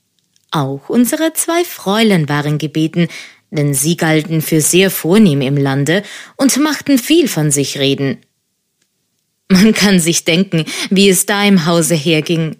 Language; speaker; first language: German; native; German